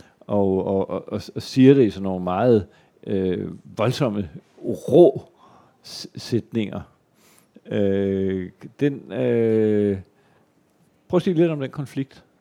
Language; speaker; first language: Danish; native; Danish